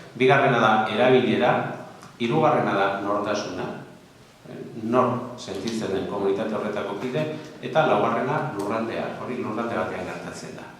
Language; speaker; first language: Basque; non-native, local second language; Spanish